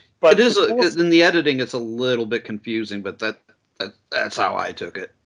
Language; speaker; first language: English; native; English